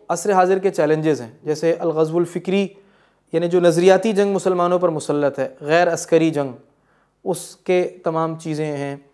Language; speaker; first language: Urdu; native; Urdu